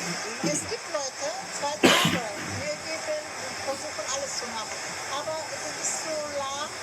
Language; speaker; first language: German; non-native, fluent; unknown